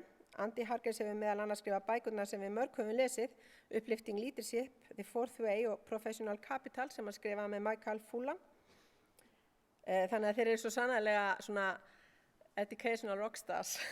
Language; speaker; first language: Icelandic; native; Icelandic